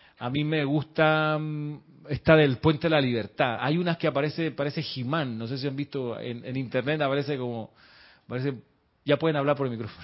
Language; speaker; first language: Spanish; native; Spanish